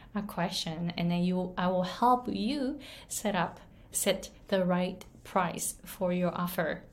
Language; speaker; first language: English; non-native, fluent; Japanese